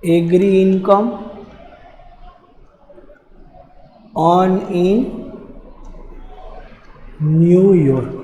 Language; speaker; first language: English; non-native, local second language; Gujarati